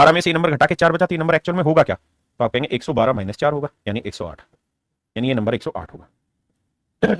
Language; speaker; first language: Hindi; native; Hindi